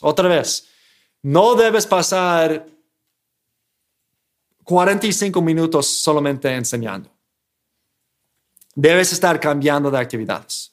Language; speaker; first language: Spanish; non-native, fluent; English